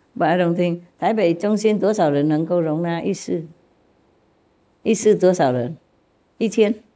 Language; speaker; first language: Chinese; non-native, fluent; Vietnamese